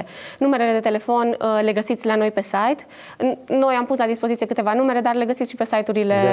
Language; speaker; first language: Romanian; native; Romanian